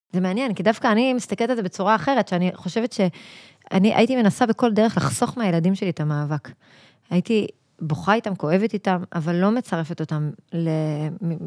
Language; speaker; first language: Hebrew; native; Hebrew